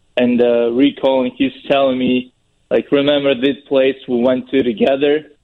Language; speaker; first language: English; non-native, fluent; Russian